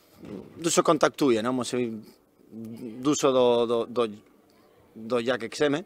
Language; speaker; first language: Polish; non-native, learner; Spanish